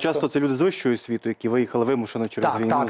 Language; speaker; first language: Ukrainian; native; Ukrainian